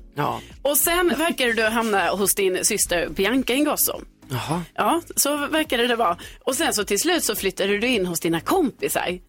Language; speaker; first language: Swedish; native; Swedish